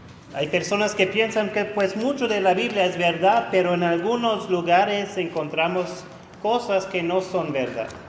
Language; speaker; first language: Spanish; non-native, fluent; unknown